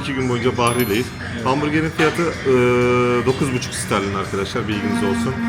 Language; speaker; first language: Turkish; native; Turkish